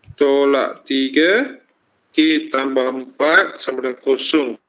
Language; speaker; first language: Malay; non-native, local second language; Tamil